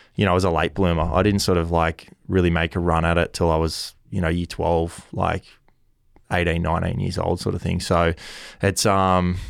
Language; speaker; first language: English; native; English